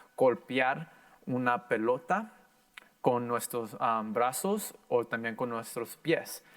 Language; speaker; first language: Spanish; early bilingual, heritage; Spanish